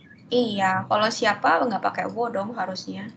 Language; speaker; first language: Indonesian; native; Indonesian